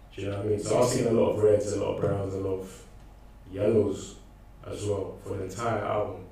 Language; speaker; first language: English; non-native, local second language; Akan